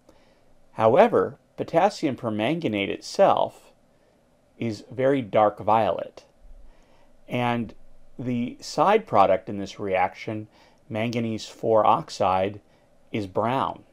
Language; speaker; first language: English; native; English